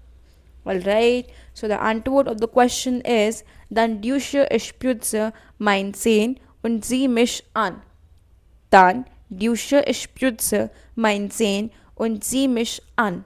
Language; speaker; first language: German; non-native, learner; Hindi